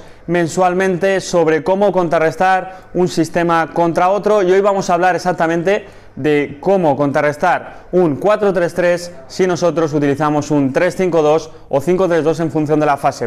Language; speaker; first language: Spanish; native; Spanish